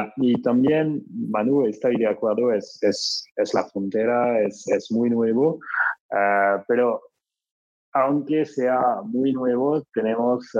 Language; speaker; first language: Spanish; non-native, fluent; French